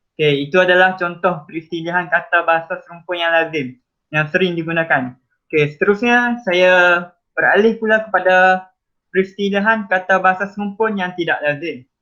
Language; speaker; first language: Malay; native; Malay